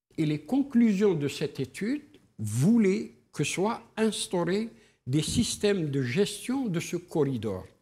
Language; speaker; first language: French; non-native, local second language; Arabic